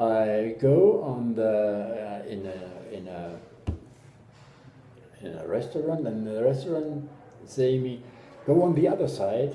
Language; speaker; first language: English; non-native, learner; German